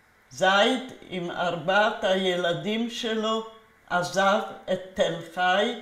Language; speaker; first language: Hebrew; non-native, fluent; Polish